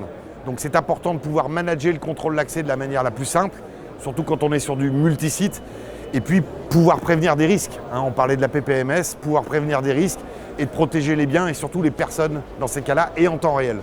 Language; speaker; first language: French; native; French